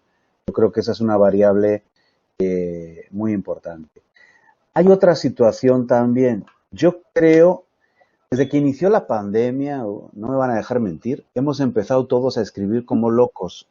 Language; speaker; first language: Spanish; native; Spanish